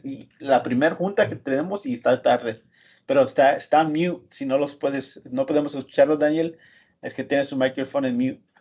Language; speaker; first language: Spanish; early bilingual, heritage; Spanish